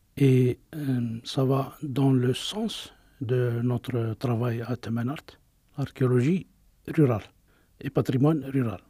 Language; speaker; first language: French; non-native, local second language; Arabic